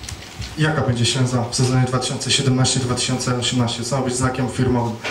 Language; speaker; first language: Polish; native; Polish